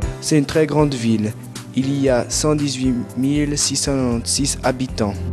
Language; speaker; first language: French; early bilingual, other home language; Portuguese